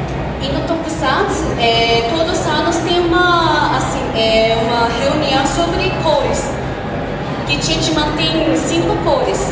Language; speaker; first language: Portuguese; non-native, fluent; Japanese